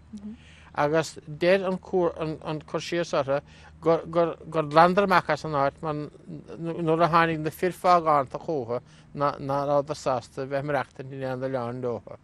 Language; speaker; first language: Irish; native; Irish